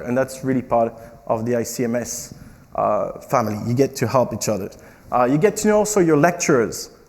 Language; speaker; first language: English; non-native, fluent; French